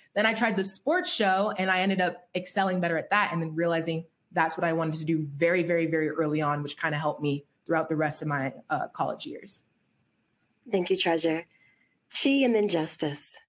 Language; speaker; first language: English; native; English